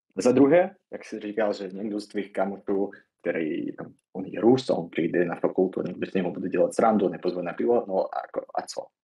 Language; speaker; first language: Czech; non-native, fluent; Russian